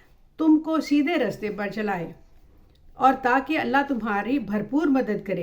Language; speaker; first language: Urdu; native; Urdu